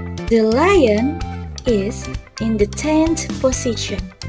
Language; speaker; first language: English; non-native, fluent; Indonesian